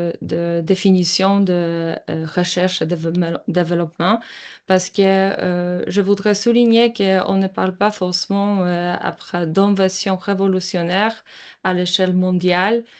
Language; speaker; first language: French; non-native, learner; Polish